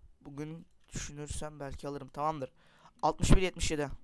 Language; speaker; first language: Turkish; native; Turkish